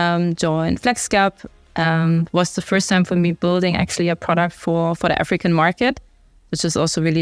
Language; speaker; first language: English; non-native, fluent; German